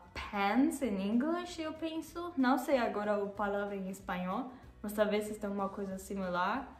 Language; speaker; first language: Portuguese; non-native, learner; German